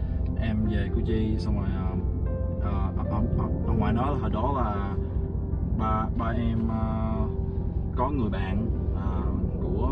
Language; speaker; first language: Vietnamese; early bilingual, heritage; Vietnamese